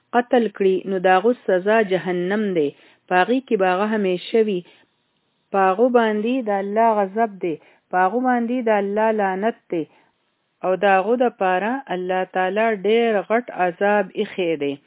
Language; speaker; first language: Pashto; native; Pashto